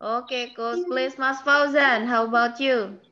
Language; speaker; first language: English; non-native, learner; Indonesian